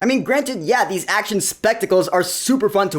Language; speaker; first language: English; native; English